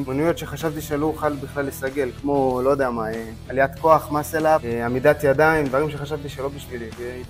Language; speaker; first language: Hebrew; native; Hebrew